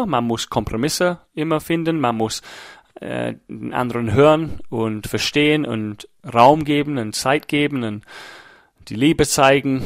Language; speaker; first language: German; non-native, fluent; English